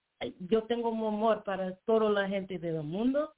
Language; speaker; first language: Spanish; non-native, learner; English